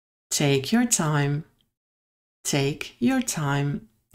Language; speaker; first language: English; non-native, fluent; Serbian